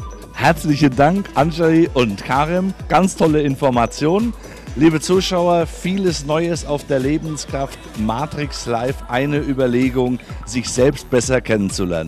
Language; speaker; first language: German; native; German